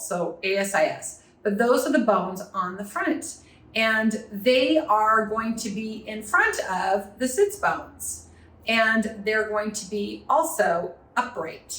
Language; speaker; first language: English; native; English